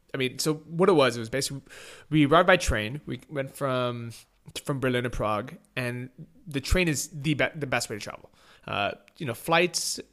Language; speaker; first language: English; native; English